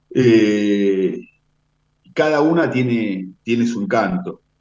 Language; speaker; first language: Spanish; native; Spanish